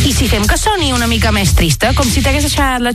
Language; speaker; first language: Catalan; native; Catalan